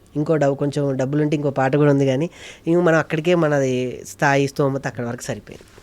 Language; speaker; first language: Telugu; native; Telugu